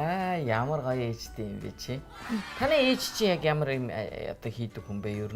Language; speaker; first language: Mongolian; native; Mongolian